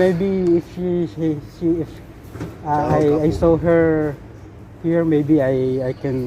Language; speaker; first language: English; non-native, local second language; Filipino